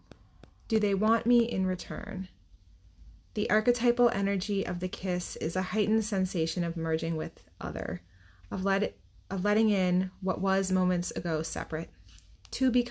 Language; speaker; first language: English; native; English